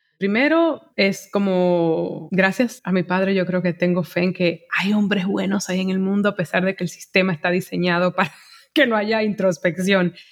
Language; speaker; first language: Spanish; native; Spanish